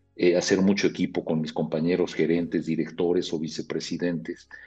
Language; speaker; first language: Spanish; native; Spanish